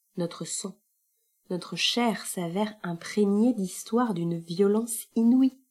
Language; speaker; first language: French; native; French